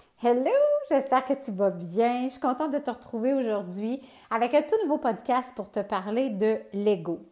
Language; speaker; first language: French; native; French